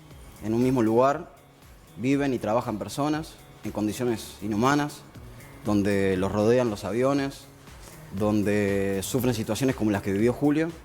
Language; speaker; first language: Spanish; native; Spanish